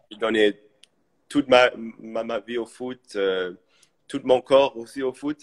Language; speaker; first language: French; early bilingual, heritage; English